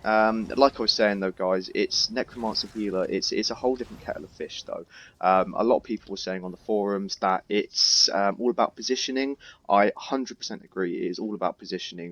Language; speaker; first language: English; native; English